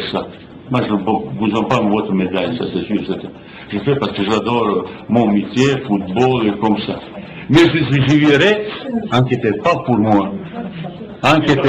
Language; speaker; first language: French; non-native, fluent; Bosnian